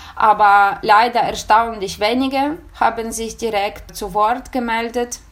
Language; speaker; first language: German; non-native, fluent; Ukrainian